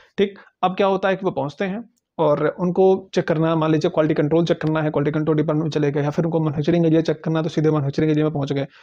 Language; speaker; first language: Hindi; native; Hindi